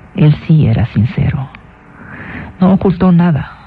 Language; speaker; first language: Spanish; non-native, fluent; Arabic